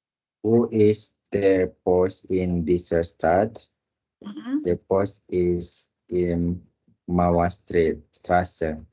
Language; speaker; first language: German; non-native, learner; Indonesian